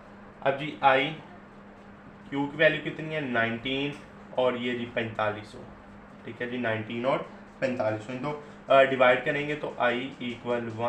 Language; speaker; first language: Hindi; non-native, local second language; Punjabi